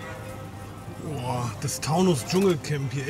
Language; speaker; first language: German; native; German